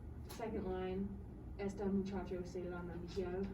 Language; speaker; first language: Spanish; non-native, learner; English